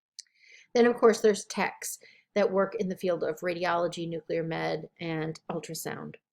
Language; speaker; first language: English; native; English